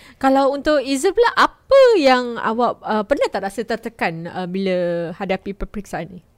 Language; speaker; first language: Malay; native; Malay